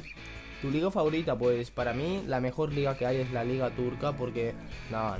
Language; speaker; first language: Spanish; native; Spanish